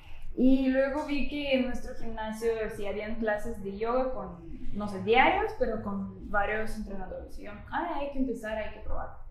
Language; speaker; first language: Spanish; non-native, fluent; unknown